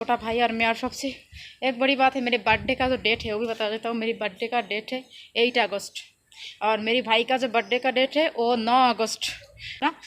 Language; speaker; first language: Urdu; non-native, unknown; Bangla